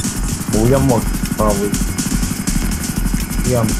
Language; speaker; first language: Chinese; native; Chinese